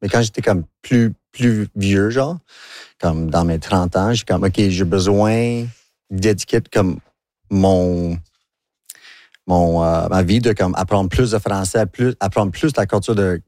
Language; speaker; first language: French; non-native, local second language; English